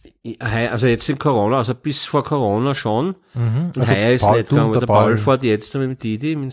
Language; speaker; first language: German; native; German